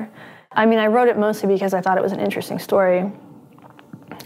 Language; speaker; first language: English; native; English